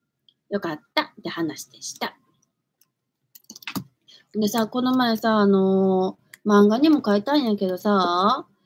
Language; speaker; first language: Japanese; native; Japanese